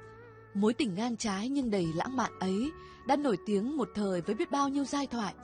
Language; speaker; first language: Vietnamese; native; Vietnamese